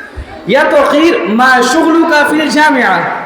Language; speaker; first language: Arabic; non-native, learner; Urdu